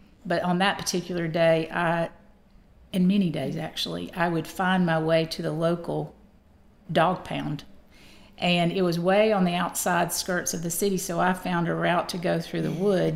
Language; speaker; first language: English; native; English